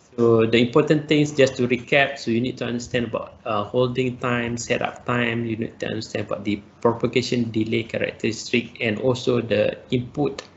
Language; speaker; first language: English; non-native, local second language; Malay